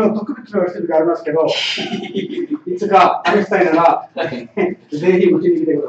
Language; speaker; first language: Japanese; non-native, learner; Tamil